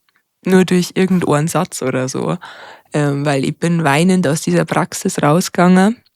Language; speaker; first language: German; native; German